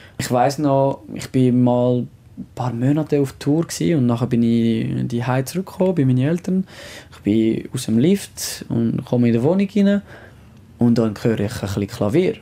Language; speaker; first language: German; non-native, local second language; French